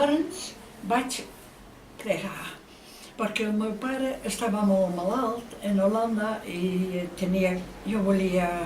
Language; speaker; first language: Catalan; non-native, fluent; Dutch